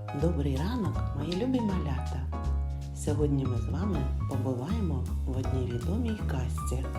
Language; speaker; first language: Ukrainian; native; Ukrainian